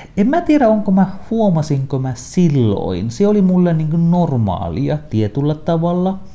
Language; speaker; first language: Finnish; non-native, fluent; Tamil